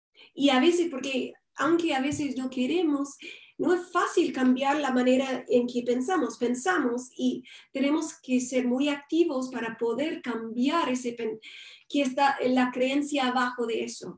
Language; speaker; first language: Spanish; non-native, fluent; English